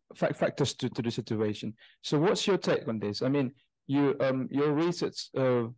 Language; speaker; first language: English; non-native, fluent; Indonesian